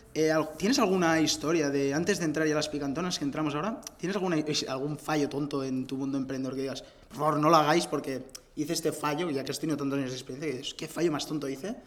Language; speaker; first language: Spanish; native; Spanish